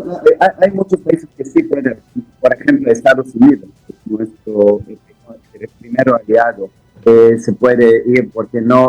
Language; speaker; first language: Spanish; non-native, fluent; Hebrew